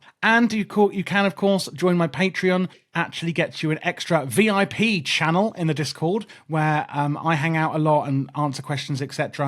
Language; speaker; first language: English; native; English